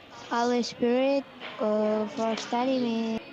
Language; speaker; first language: English; non-native, learner; Indonesian